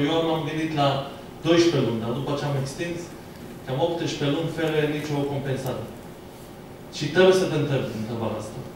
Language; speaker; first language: Romanian; non-native, fluent; Hebrew